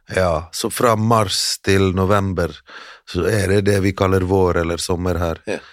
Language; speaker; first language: Norwegian; early bilingual, other home language; Bosnian